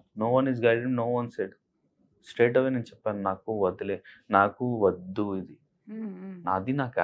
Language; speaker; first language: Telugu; non-native, local second language; Hindi